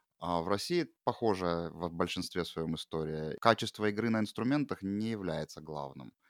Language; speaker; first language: Russian; native; Russian